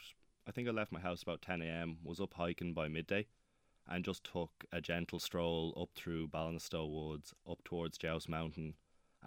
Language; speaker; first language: English; native; English